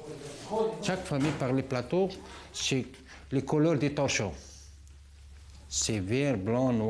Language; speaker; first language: French; non-native, learner; Arabic